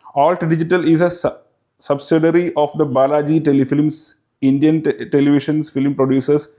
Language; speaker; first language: English; non-native, local second language; Malayalam